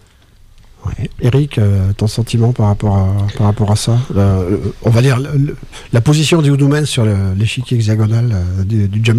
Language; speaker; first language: French; native; French